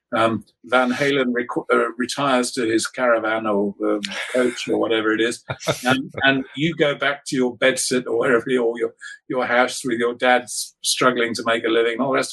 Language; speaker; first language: English; native; English